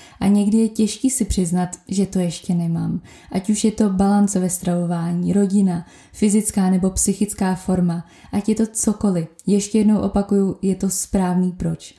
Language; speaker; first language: Czech; native; Czech